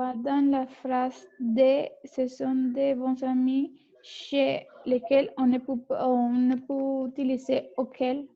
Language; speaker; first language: French; non-native, learner; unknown